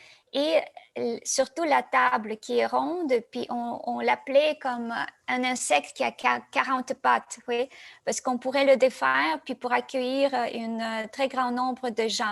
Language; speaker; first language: French; non-native, fluent; Russian